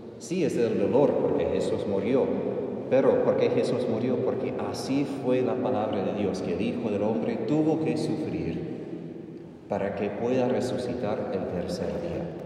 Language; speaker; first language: Spanish; non-native, fluent; English